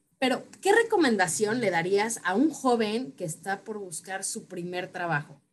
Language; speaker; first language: Spanish; native; Spanish